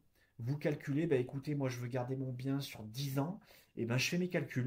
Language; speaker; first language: French; native; French